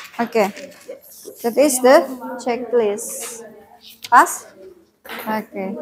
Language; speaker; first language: English; non-native, learner; Indonesian